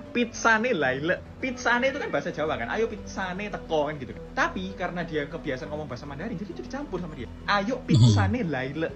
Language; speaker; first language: Indonesian; native; Indonesian